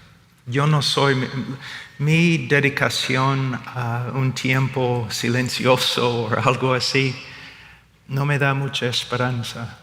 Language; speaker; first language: Spanish; non-native, fluent; English